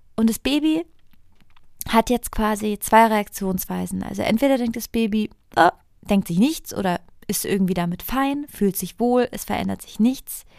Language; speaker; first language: German; non-native, fluent; Italian